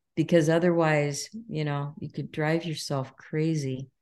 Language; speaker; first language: English; native; English